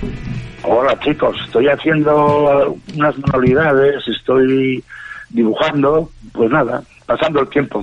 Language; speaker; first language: Spanish; native; Spanish